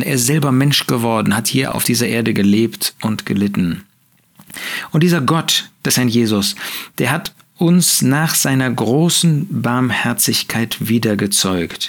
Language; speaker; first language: German; native; German